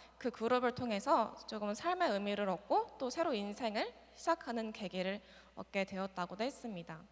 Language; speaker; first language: Korean; native; Korean